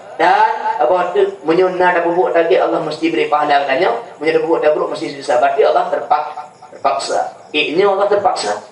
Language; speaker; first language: Malay; non-native, local second language; Achinese